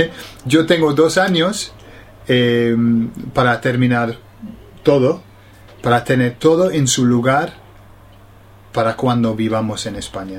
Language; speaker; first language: Spanish; non-native, fluent; English